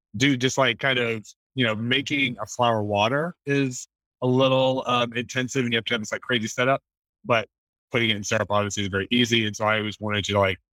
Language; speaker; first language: English; native; English